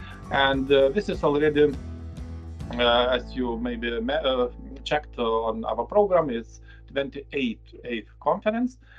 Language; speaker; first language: English; non-native, fluent; Lithuanian